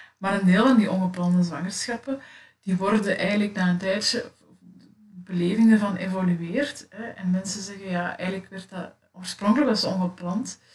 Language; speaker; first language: Dutch; native; Dutch